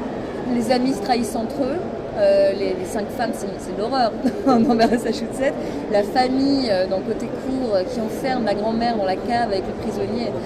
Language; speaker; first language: French; native; French